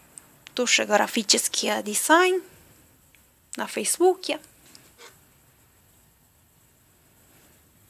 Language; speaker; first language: Russian; non-native, learner; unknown